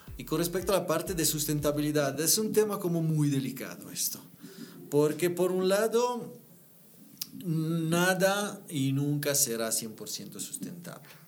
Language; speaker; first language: Spanish; non-native, fluent; Italian